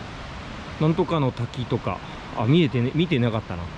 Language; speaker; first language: Japanese; native; Japanese